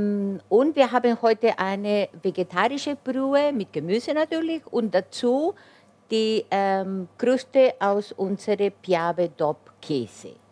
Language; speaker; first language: German; non-native, fluent; Italian